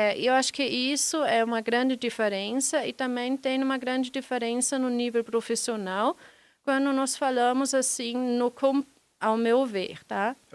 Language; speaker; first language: Portuguese; non-native, fluent; German